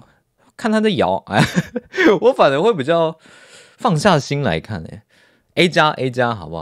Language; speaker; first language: Chinese; native; Chinese